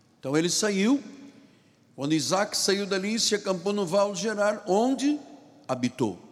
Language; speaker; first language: Portuguese; non-native, local second language; Tsonga